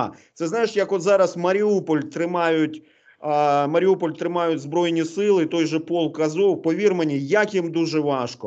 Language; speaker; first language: Ukrainian; native; Ukrainian